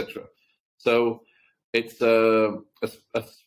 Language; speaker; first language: English; native; English